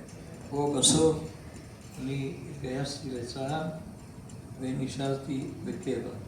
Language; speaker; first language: Hebrew; non-native, fluent; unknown